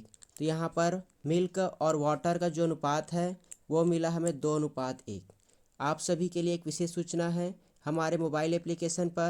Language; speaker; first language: Hindi; native; Hindi